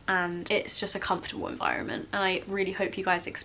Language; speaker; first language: English; native; English